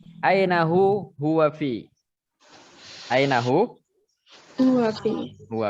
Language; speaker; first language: Arabic; non-native, fluent; Indonesian